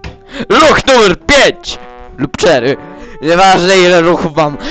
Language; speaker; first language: Polish; early bilingual, heritage; Polish